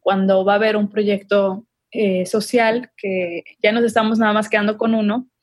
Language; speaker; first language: Spanish; native; Spanish